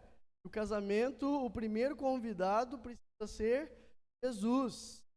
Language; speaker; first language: Portuguese; native; Portuguese